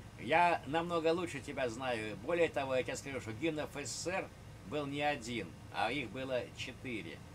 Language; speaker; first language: Russian; native; Russian